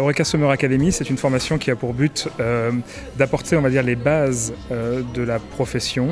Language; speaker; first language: French; native; French